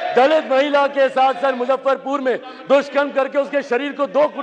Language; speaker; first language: Hindi; native; Hindi